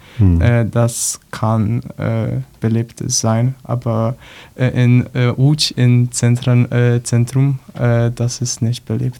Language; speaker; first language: German; non-native, learner; Polish